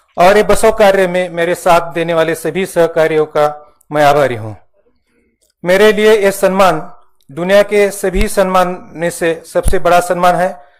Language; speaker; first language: Hindi; non-native, local second language; Marathi